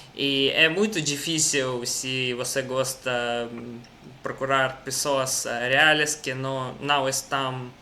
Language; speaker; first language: Portuguese; non-native, learner; Russian